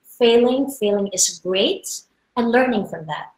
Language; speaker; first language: English; non-native, local second language; Filipino